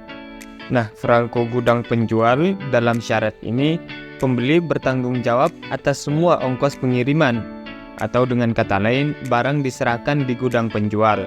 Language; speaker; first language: Indonesian; native; Indonesian